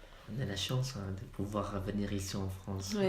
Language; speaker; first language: French; non-native, learner; Malay